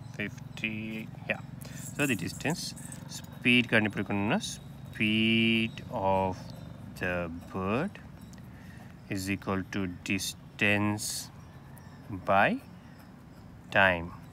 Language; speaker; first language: English; non-native, local second language; Tamil